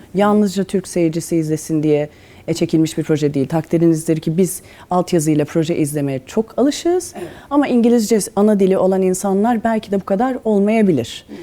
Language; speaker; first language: Turkish; native; Turkish